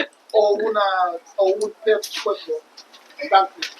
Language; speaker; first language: Spanish; non-native, learner; English